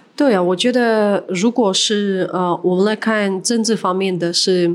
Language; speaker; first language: Chinese; non-native, fluent; Ukrainian